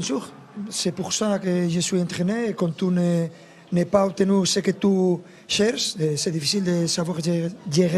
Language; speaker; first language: French; non-native, fluent; Spanish